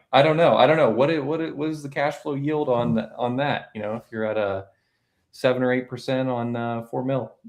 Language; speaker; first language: English; native; English